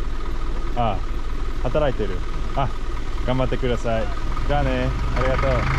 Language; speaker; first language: Japanese; non-native, learner; English